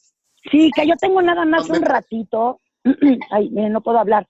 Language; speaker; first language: Spanish; native; Spanish